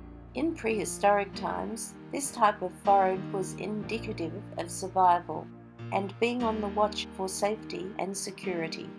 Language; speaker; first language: English; native; English